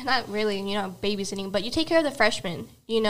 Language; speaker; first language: English; native; English